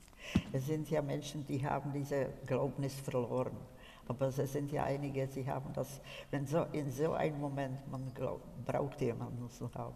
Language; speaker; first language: German; non-native, fluent; Czech